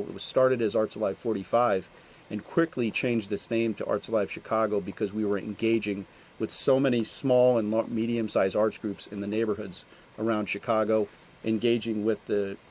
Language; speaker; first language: English; native; English